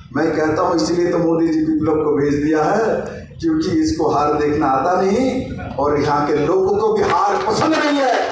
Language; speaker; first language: Hindi; non-native, local second language; Bangla